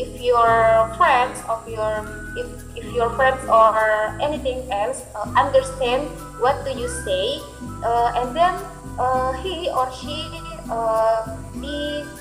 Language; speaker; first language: English; non-native, learner; Indonesian